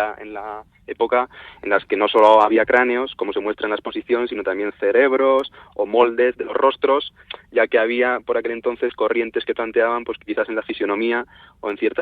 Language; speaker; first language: Spanish; native; Spanish